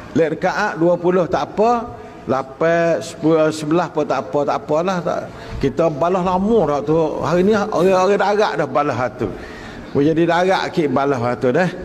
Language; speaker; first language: Malay; native; Malay